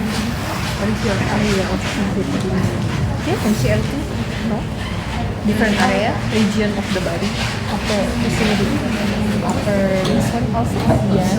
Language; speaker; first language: English; non-native, learner; Malay